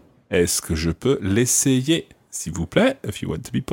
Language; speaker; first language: French; non-native, fluent; English